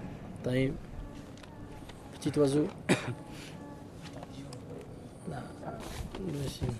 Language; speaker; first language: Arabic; non-native, fluent; French